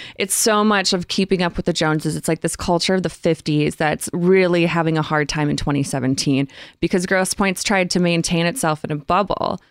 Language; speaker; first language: English; native; English